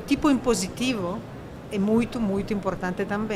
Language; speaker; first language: Portuguese; non-native, fluent; Italian